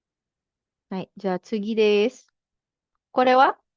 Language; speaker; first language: Japanese; non-native, fluent; Filipino